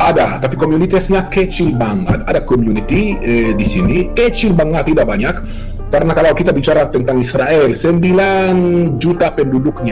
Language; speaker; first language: Indonesian; non-native, fluent; Hebrew